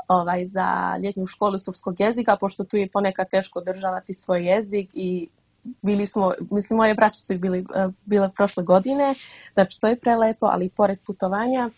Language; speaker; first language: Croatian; early bilingual, heritage; Dutch